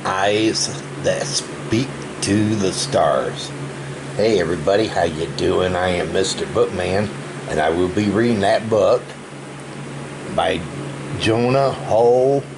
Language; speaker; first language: English; native; English